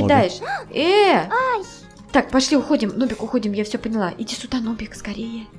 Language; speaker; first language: Russian; native; Russian